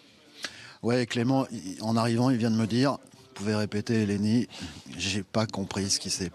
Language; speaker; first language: French; native; French